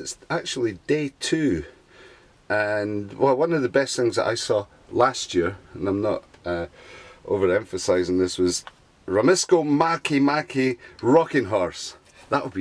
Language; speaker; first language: English; native; English